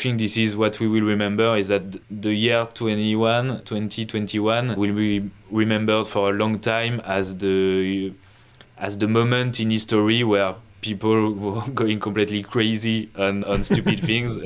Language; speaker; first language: English; non-native, fluent; French